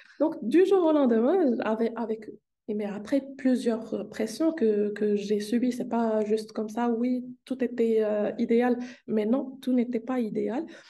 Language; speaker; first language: French; non-native, local second language; Arabic